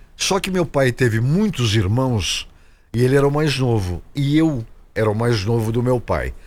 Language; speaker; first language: Portuguese; native; Portuguese